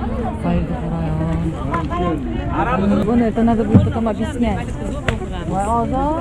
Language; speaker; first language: Korean; non-native, fluent; Russian